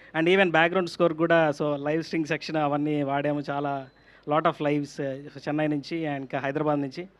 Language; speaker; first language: Telugu; native; Telugu